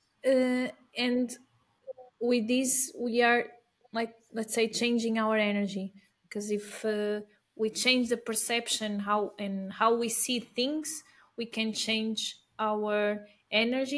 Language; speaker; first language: English; non-native, fluent; Portuguese